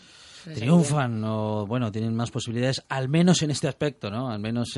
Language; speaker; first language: Spanish; native; Spanish